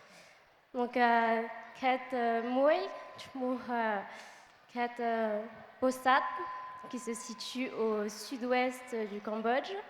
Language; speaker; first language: French; early bilingual, other home language; Khmer